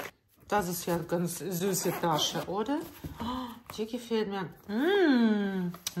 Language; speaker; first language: German; non-native, learner; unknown